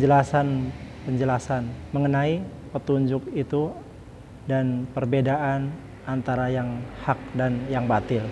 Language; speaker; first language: Indonesian; native; Indonesian